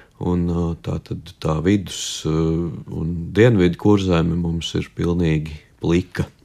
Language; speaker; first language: Latvian; native; Latvian